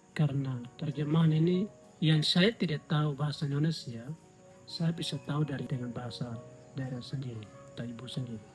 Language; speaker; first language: Indonesian; non-native, local second language; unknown